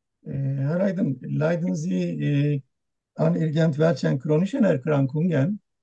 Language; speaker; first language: German; non-native, learner; Turkish